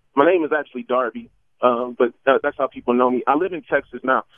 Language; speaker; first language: English; native; English